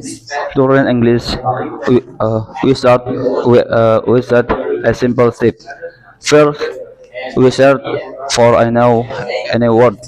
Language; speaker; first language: English; non-native, learner; Indonesian